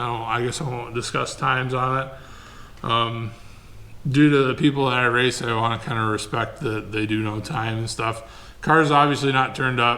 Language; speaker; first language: English; native; English